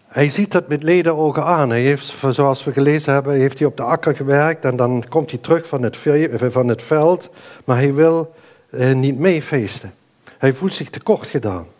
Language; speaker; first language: Dutch; native; Dutch